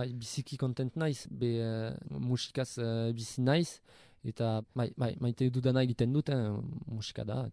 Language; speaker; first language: Basque; non-native, local second language; French